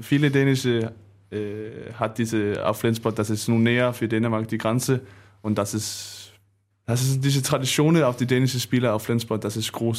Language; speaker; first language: German; non-native, learner; Danish